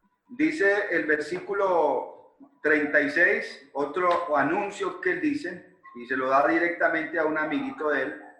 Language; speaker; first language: Spanish; native; Spanish